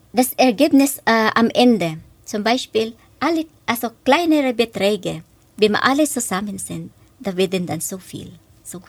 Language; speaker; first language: German; non-native, fluent; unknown